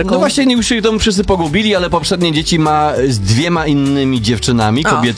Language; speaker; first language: Polish; native; Polish